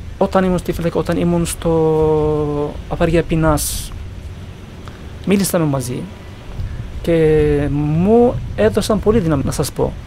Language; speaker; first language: Greek; non-native, learner; Turkish